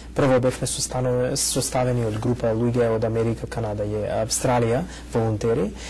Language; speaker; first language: Macedonian; early bilingual, heritage; Macedonian